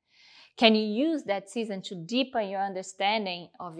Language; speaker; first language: English; non-native, fluent; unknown